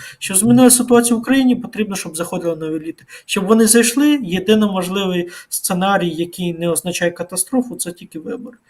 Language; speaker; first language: Ukrainian; native; Ukrainian